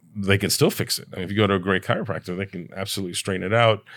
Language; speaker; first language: English; early bilingual, other home language; Italian